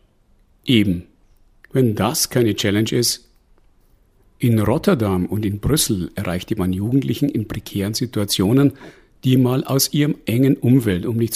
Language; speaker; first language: German; native; German